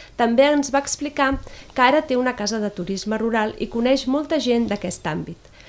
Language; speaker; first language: Catalan; native; Catalan